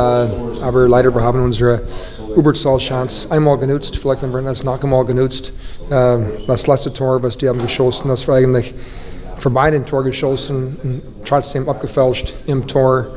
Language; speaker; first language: German; non-native, fluent; English